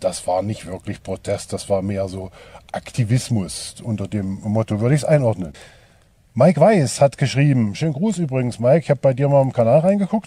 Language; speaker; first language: German; native; German